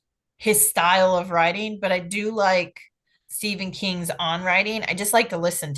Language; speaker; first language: English; native; English